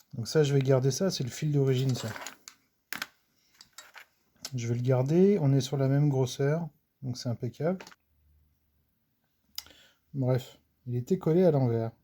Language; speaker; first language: French; native; French